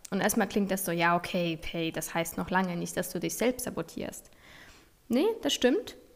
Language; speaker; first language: German; non-native, fluent; Polish